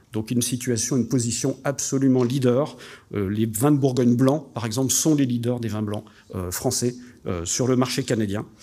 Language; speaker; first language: French; native; French